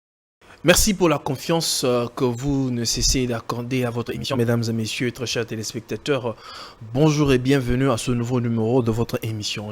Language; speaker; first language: French; non-native, local second language; Lingala